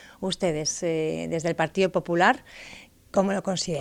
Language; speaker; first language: Spanish; native; Spanish